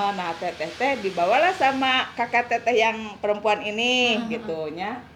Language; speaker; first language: Indonesian; non-native, local second language; Sundanese